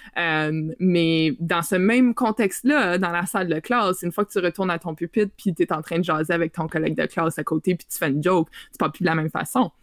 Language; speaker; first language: French; native; French